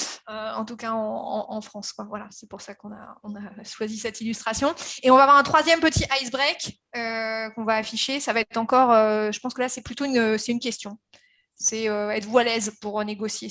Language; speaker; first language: French; native; French